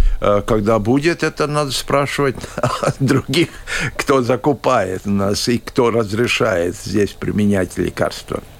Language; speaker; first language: Russian; non-native, local second language; Latvian